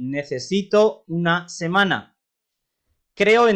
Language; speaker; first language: Spanish; non-native, fluent; Urdu